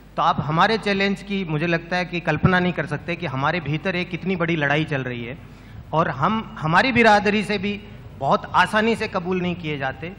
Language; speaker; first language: Hindi; native; Hindi